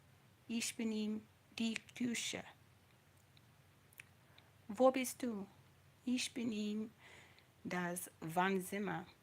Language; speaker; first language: German; non-native, learner; English